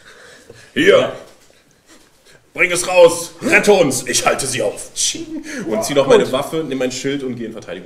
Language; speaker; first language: German; native; German